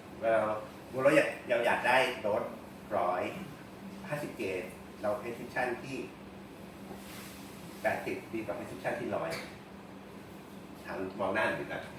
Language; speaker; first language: Thai; native; Thai